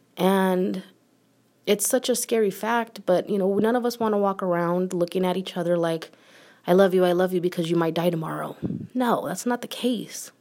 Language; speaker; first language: English; native; English